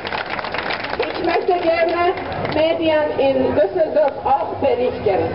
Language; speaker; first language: German; non-native, fluent; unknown